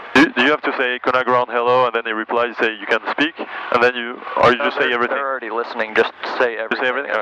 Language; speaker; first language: English; non-native, fluent; French